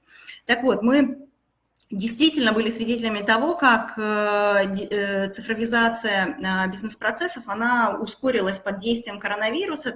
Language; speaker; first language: Russian; native; Russian